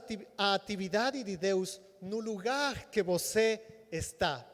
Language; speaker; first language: Portuguese; non-native, fluent; Spanish